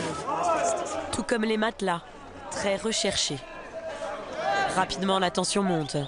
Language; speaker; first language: French; native; French